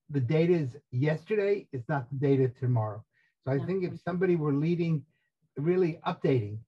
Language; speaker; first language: English; native; English